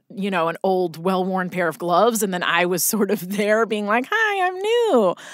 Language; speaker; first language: English; native; English